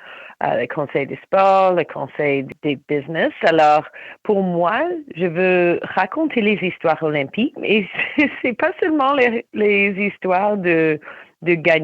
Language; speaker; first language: French; non-native, local second language; English